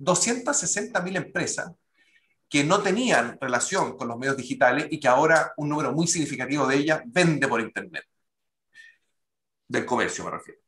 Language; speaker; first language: Spanish; native; Spanish